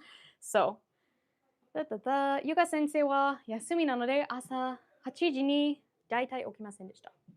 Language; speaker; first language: Japanese; non-native, fluent; English